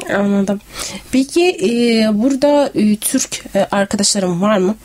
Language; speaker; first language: Turkish; native; Turkish